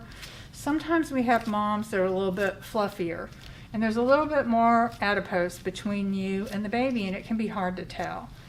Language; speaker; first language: English; native; English